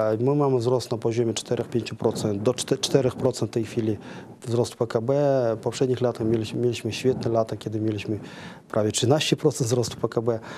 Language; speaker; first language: Polish; non-native, fluent; Kazakh